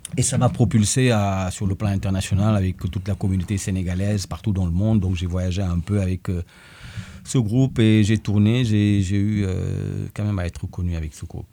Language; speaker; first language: French; non-native, local second language; Wolof